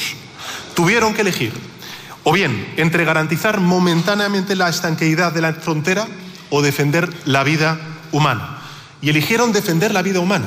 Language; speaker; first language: Spanish; native; Spanish